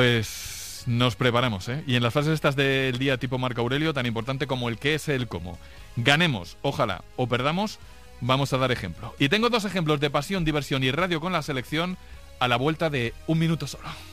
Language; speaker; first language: Spanish; native; Spanish